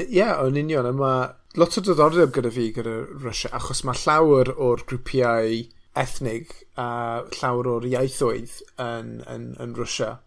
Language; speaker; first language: Welsh; non-native, local second language; English